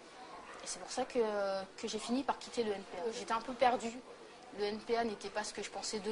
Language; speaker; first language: French; native; French